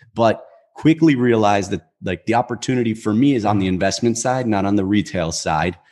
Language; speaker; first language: English; native; English